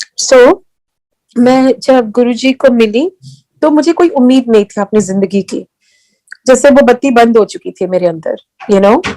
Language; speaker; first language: Hindi; early bilingual, heritage; Hindi